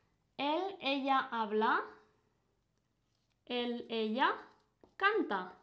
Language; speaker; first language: Spanish; non-native, fluent; Indonesian